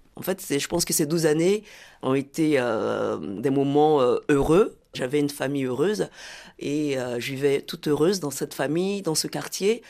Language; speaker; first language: French; native; French